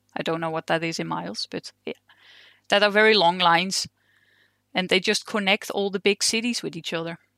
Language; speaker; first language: English; non-native, fluent; Dutch